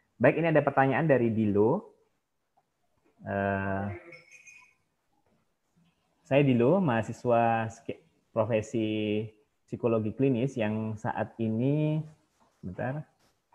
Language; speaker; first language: Indonesian; native; Indonesian